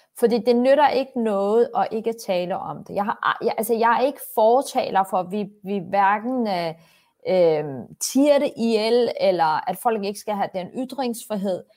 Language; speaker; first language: Danish; early bilingual, other home language; Turkish